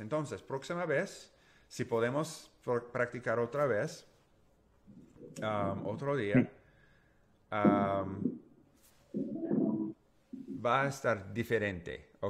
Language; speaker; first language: Spanish; non-native, learner; English